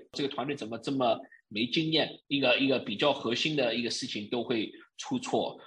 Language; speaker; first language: Chinese; early bilingual, heritage; Chinese